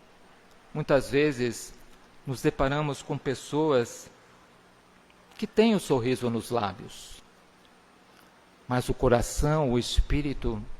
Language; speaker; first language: Portuguese; native; Portuguese